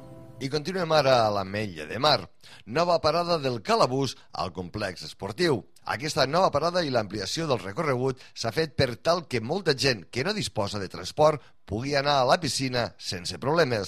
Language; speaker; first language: Catalan; native; Catalan